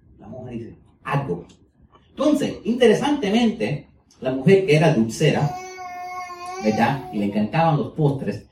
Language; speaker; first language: Spanish; early bilingual, heritage; Spanish